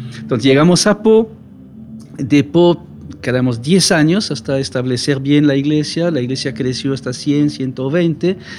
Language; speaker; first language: Spanish; non-native, fluent; French